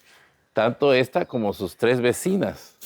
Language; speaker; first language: Spanish; native; Spanish